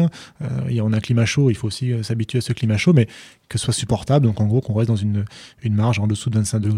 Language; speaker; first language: French; native; French